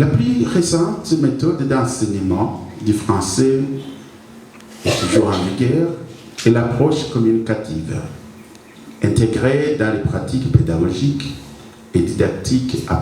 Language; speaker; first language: French; non-native, local second language; Rundi